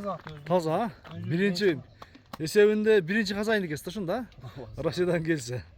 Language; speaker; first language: Kyrgyz; native; Kyrgyz